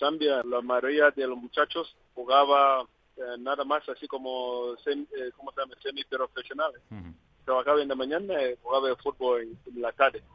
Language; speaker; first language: Spanish; non-native, learner; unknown